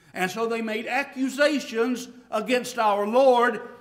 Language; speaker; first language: English; native; English